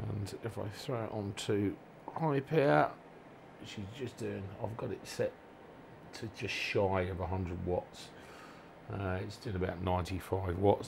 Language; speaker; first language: English; native; English